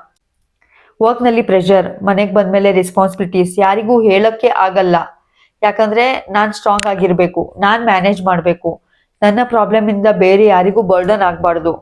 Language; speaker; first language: Kannada; native; Kannada